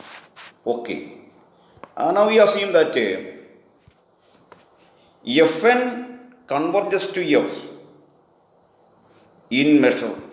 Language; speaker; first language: English; non-native, local second language; Malayalam